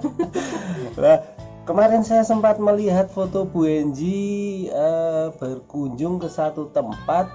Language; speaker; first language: Indonesian; native; Indonesian